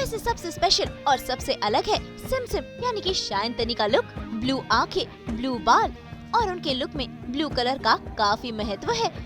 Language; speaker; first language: Hindi; native; Hindi